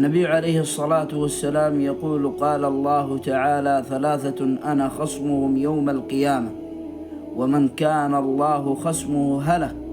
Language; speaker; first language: Arabic; native; Arabic